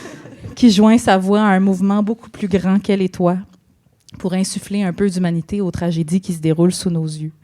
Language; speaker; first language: French; native; French